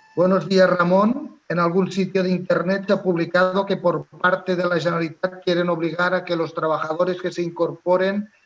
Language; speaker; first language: Spanish; non-native, local second language; Catalan